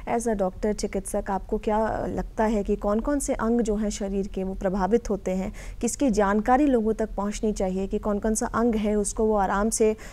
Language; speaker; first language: Hindi; native; Hindi